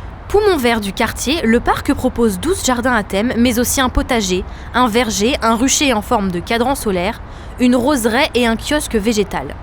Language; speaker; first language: French; native; French